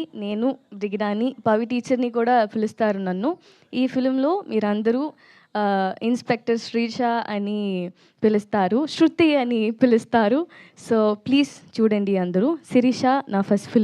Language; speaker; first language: Telugu; non-native, learner; Tamil